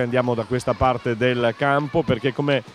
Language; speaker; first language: Italian; native; Italian